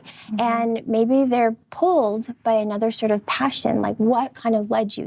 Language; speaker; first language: English; native; English